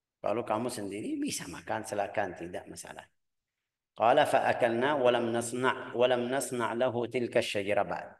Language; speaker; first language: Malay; non-native, fluent; Arabic